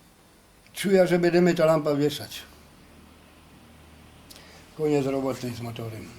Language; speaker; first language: Polish; native; Polish